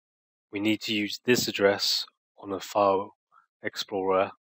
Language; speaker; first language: English; native; English